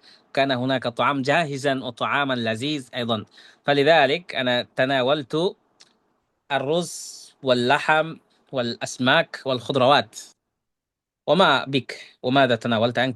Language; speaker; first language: Arabic; non-native, fluent; Bangla